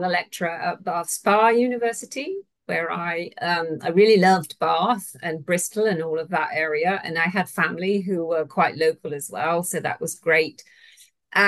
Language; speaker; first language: English; native; English